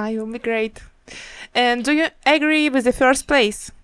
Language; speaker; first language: English; non-native, learner; Ukrainian